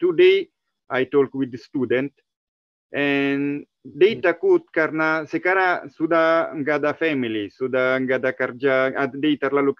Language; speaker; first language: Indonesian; non-native, learner; Italian